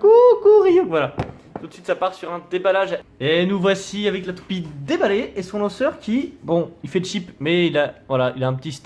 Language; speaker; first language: French; native; French